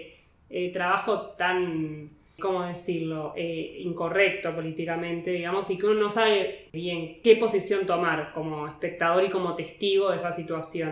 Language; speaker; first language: Spanish; native; Spanish